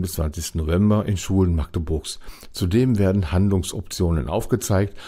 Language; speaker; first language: German; native; German